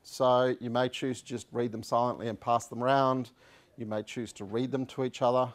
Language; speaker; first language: English; native; English